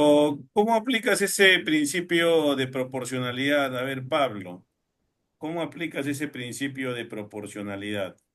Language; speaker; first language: Spanish; native; Spanish